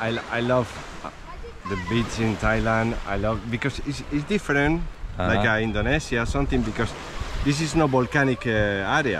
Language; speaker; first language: English; non-native, learner; Spanish